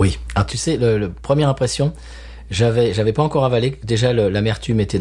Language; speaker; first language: French; native; French